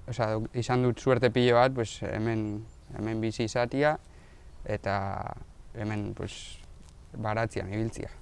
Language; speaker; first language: Basque; non-native, local second language; Spanish